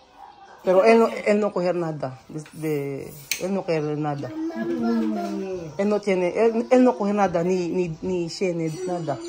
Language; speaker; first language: Spanish; non-native, learner; Filipino